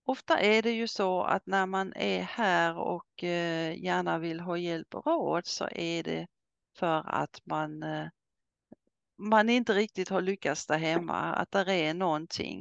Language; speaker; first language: Swedish; native; Swedish